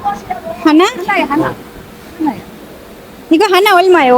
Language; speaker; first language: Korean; non-native, learner; Bangla